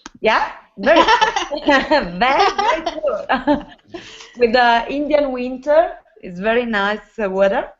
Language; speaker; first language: English; non-native, learner; Italian